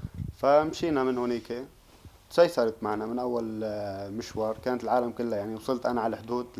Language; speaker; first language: Arabic; native; Arabic